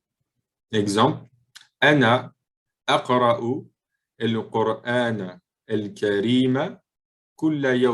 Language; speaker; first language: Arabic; non-native, fluent; French